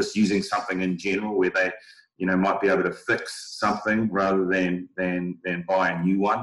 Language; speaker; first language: English; native; English